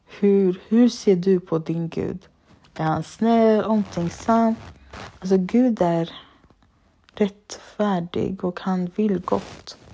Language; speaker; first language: Swedish; early bilingual, other home language; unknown